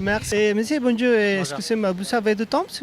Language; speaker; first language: French; non-native, learner; Spanish